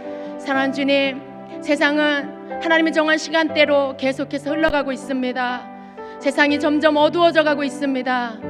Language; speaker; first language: Korean; native; Korean